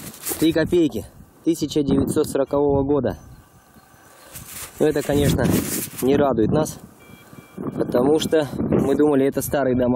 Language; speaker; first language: Russian; native; Russian